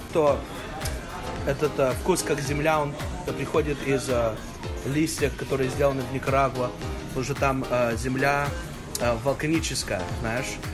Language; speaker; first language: Russian; early bilingual, heritage; Russian